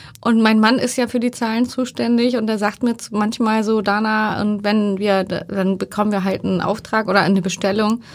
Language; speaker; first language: German; early bilingual, other home language; Turkish